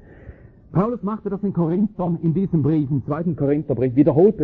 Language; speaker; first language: German; native; German